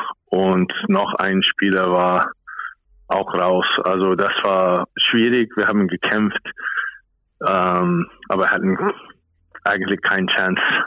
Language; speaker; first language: German; non-native, fluent; English